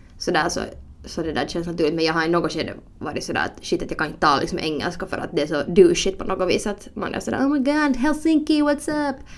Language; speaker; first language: Swedish; native; Swedish